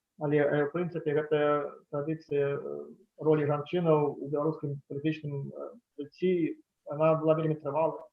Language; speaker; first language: Belarusian; non-native, local second language; Russian